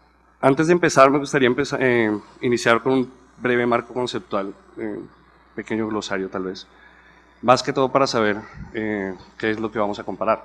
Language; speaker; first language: Spanish; native; Spanish